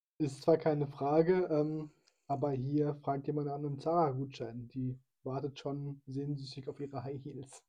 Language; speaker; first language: German; early bilingual, other home language; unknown